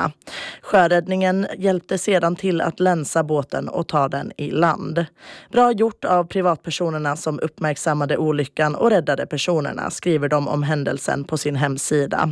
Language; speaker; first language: Swedish; native; Swedish